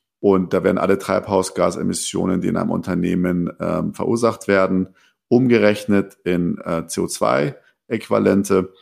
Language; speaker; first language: German; early bilingual, other home language; Persian